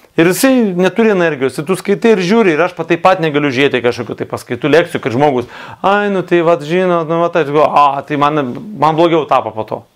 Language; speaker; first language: Lithuanian; non-native, local second language; Russian